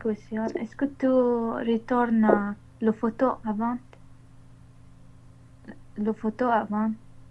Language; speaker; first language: French; non-native, learner; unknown